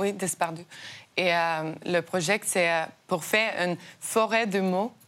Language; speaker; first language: French; non-native, learner; Norwegian